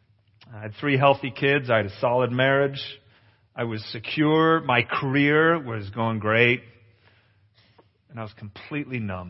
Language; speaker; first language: English; native; English